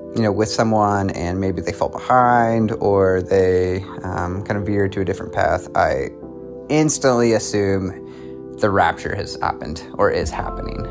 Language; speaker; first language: English; native; English